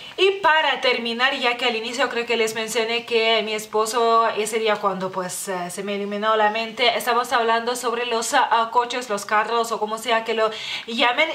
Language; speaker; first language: Spanish; non-native, fluent; Lithuanian